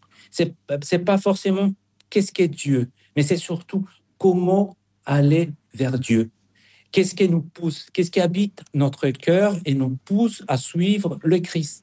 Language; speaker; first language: French; non-native, fluent; Spanish